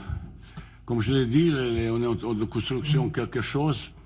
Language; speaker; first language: French; non-native, learner; Bosnian